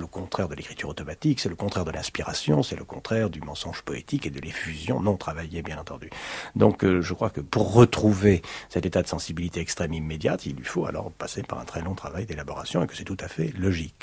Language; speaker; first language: French; native; French